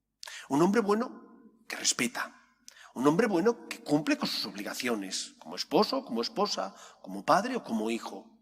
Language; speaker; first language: Spanish; native; Spanish